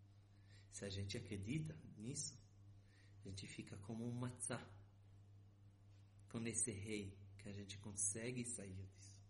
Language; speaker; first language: Portuguese; non-native, fluent; Hebrew